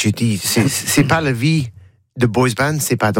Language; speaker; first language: French; non-native, learner; English